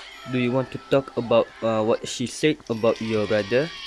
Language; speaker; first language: English; non-native, local second language; Malay